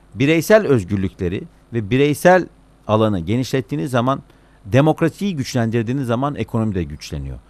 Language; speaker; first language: Turkish; native; Turkish